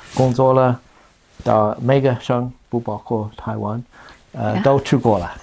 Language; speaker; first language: Chinese; non-native, learner; English